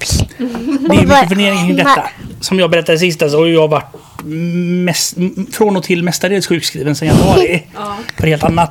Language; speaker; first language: Swedish; native; Swedish